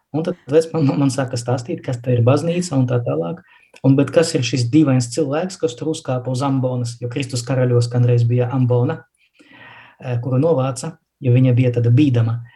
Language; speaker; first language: Latvian; non-native, local second language; Russian